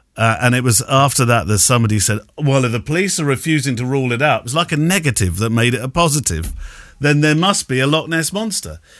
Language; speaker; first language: English; native; English